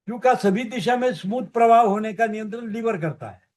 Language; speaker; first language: Hindi; non-native, local second language; Marathi